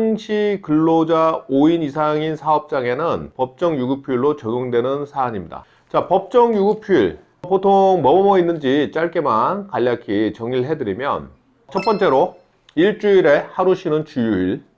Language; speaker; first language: Korean; native; Korean